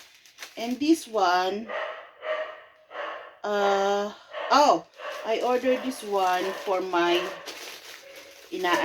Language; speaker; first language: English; non-native, local second language; Filipino